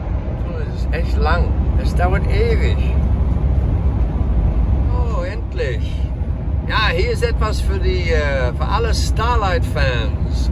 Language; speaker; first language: German; non-native, fluent; English